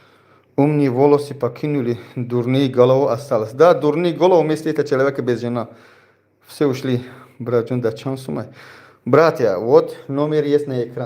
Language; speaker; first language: Russian; non-native, fluent; Tajik